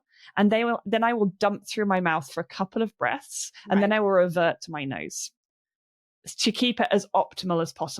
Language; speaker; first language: English; native; English